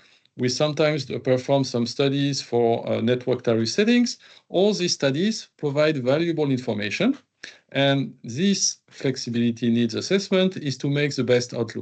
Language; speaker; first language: English; non-native, fluent; French